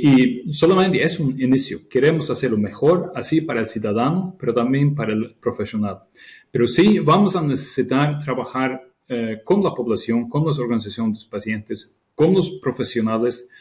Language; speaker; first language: Spanish; non-native, fluent; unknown